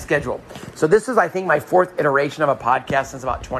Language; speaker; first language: English; native; English